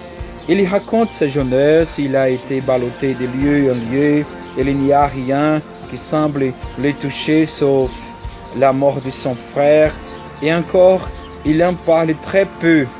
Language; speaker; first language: French; non-native, learner; Portuguese